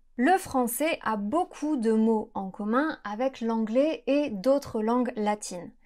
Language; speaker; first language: French; native; French